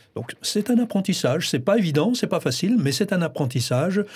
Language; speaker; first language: French; non-native, fluent; English